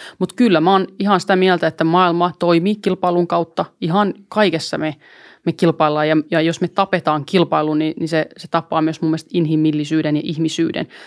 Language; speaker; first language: Finnish; early bilingual, other home language; Albanian